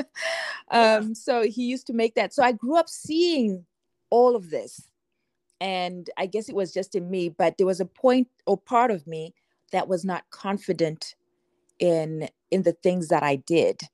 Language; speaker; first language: English; non-native, local second language; Shona